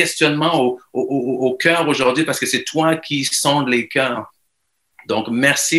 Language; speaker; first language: French; native; French